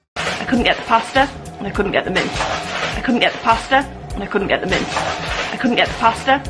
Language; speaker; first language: English; native; English